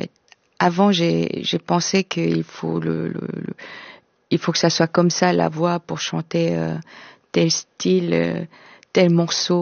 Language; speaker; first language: French; non-native, fluent; Korean